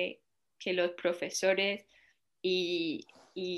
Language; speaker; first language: Spanish; early bilingual, heritage; Spanish